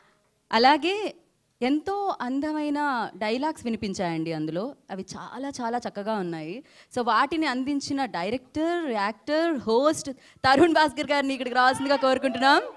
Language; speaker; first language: Telugu; native; Telugu